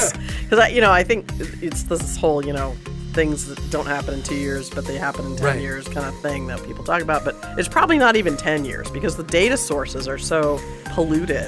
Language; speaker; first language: English; native; English